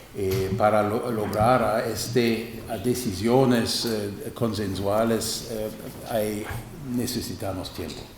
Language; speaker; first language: Spanish; non-native, fluent; German